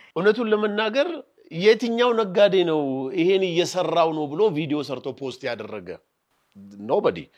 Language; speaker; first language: Amharic; non-native, local second language; Oromo